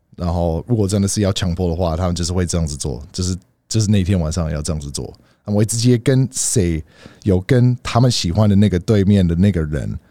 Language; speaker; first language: Chinese; early bilingual, heritage; Chinese